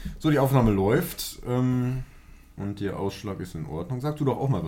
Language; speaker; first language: German; native; German